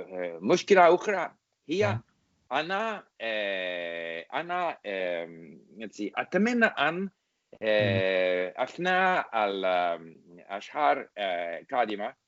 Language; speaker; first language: Arabic; non-native, learner; English